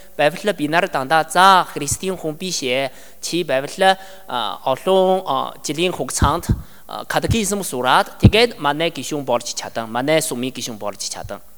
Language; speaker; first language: Mongolian; non-native, learner; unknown